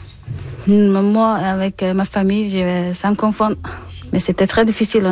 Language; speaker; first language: French; non-native, learner; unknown